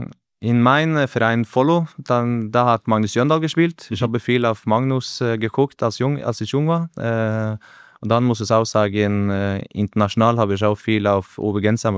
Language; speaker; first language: German; non-native, learner; Norwegian